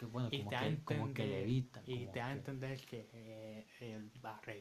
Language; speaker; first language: Spanish; native; Spanish